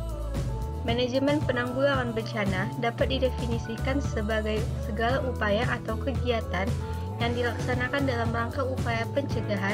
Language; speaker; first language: Indonesian; native; Indonesian